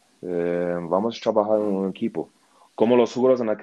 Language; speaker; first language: Spanish; non-native, learner; English